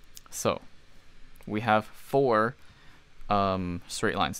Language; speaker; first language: English; native; English